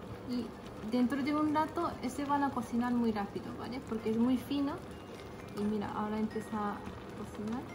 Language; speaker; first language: Spanish; non-native, fluent; Japanese